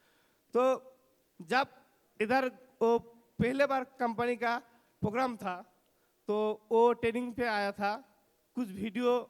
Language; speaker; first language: Hindi; non-native, local second language; Bangla